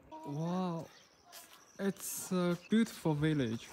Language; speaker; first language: English; non-native, fluent; Chinese